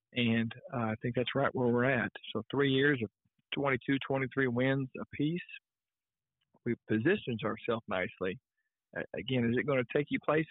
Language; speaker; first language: English; native; English